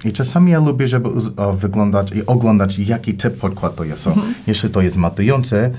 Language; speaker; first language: Polish; non-native, learner; English